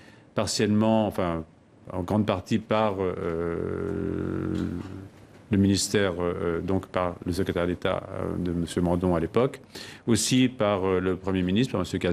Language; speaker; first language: French; native; French